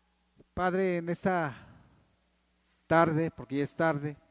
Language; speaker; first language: Spanish; native; Spanish